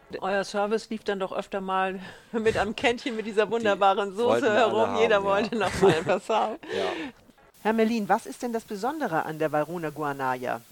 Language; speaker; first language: German; native; German